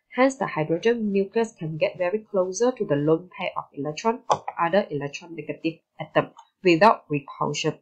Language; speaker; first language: English; non-native, local second language; Chinese